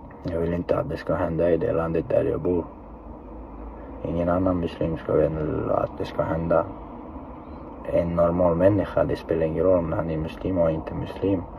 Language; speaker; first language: Swedish; non-native, fluent; Chechen